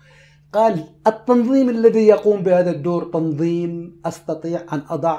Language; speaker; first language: Arabic; native; Arabic